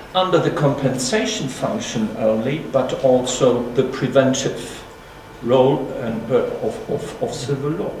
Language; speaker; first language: English; non-native, fluent; German